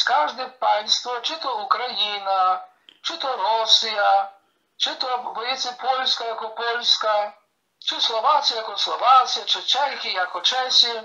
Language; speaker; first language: Polish; early bilingual, heritage; Polish